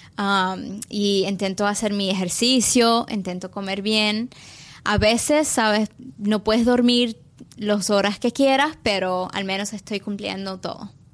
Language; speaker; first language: Spanish; early bilingual, heritage; English